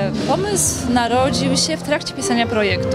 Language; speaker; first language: Polish; native; Polish